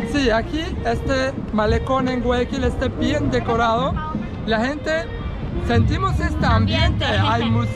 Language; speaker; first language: Spanish; non-native, learner; Turkish